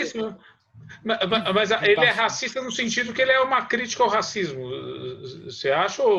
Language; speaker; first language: Portuguese; native; Portuguese